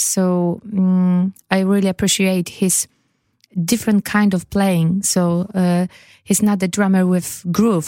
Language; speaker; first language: English; non-native, learner; Polish